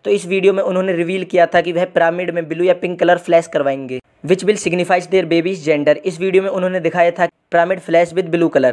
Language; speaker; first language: Hindi; native; Hindi